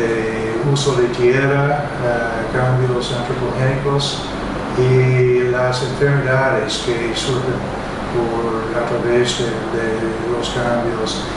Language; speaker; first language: Spanish; non-native, fluent; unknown